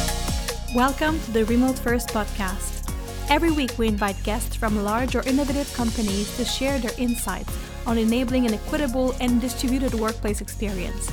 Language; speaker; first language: English; non-native, fluent; French